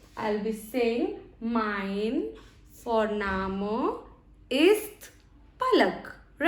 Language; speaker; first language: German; non-native, fluent; Hindi